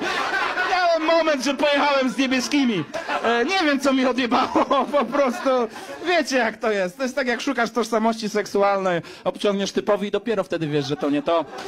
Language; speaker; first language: Polish; native; Polish